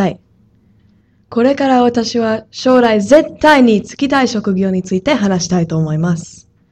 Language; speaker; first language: Japanese; non-native, fluent; English